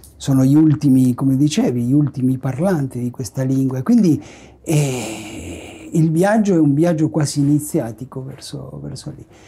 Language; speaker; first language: Italian; non-native, fluent; Spanish